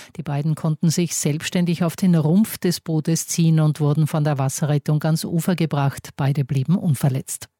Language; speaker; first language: German; native; German